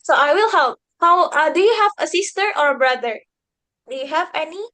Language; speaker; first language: English; non-native, fluent; Indonesian